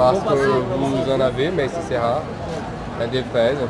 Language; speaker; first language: French; non-native, fluent; Portuguese